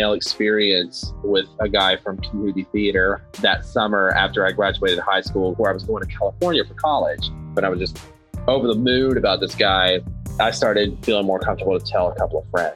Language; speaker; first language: English; native; English